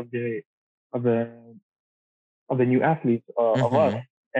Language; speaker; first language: English; non-native, local second language; Cebuano